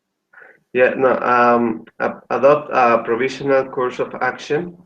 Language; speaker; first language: English; non-native, learner; Spanish